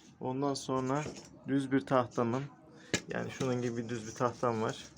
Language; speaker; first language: Turkish; native; Turkish